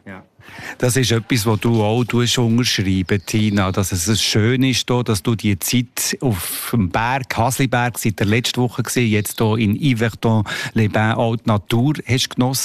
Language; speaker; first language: German; native; German